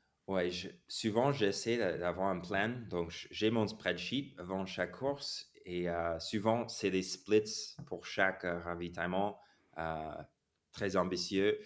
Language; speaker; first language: French; non-native, fluent; English